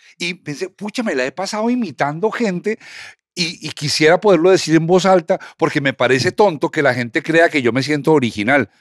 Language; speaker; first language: Spanish; native; Spanish